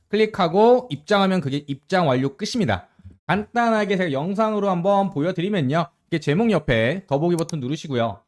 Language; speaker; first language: Korean; native; Korean